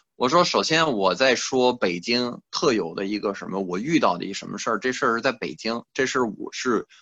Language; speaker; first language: Chinese; non-native, fluent; French